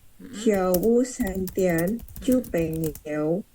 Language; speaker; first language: Chinese; non-native, learner; Indonesian